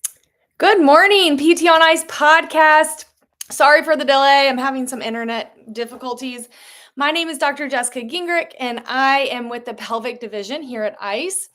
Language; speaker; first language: English; native; English